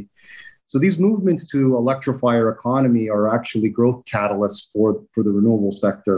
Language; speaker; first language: English; native; English